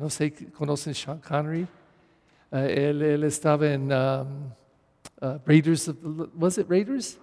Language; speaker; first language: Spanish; non-native, fluent; English